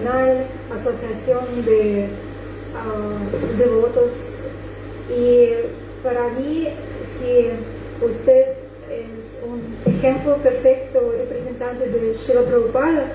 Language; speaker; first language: Spanish; non-native, fluent; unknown